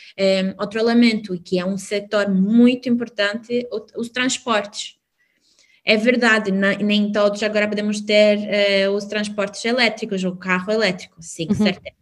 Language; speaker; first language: Portuguese; non-native, fluent; Albanian